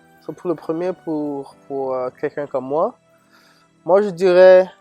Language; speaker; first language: French; non-native, local second language; English